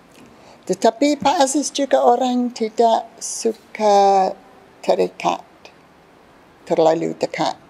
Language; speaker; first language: Indonesian; non-native, fluent; English